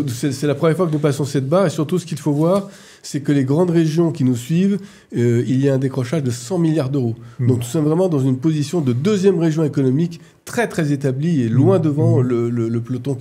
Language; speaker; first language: French; native; French